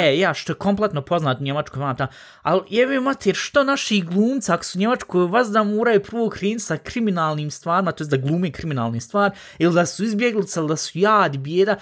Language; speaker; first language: Bosnian; early bilingual, heritage; Bosnian